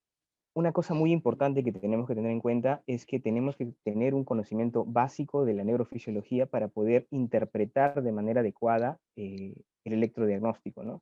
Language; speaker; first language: Spanish; native; Spanish